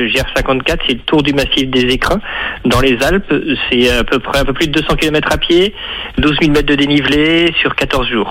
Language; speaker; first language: French; native; French